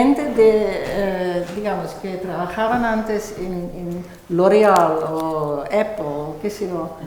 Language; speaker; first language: Spanish; non-native, fluent; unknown